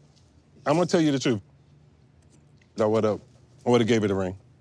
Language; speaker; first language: English; native; English